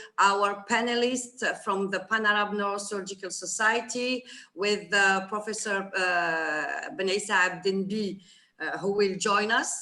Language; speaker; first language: English; non-native, fluent; Arabic